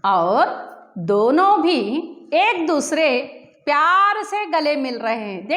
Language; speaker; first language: Hindi; non-native, local second language; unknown